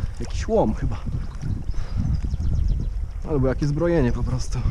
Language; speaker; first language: Polish; native; Polish